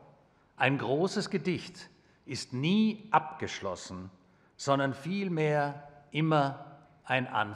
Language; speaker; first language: German; native; German